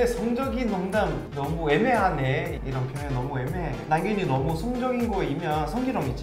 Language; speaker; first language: Korean; non-native, fluent; Portuguese